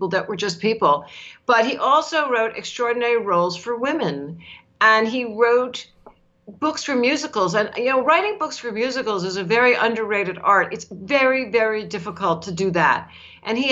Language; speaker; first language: English; native; English